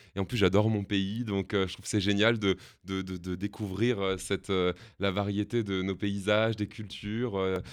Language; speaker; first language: French; native; French